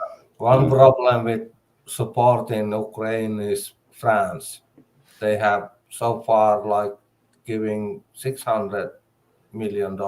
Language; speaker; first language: English; non-native, learner; Finnish